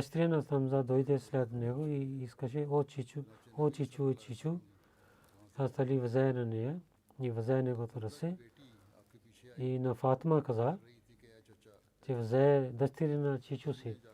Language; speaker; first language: Bulgarian; non-native, learner; Urdu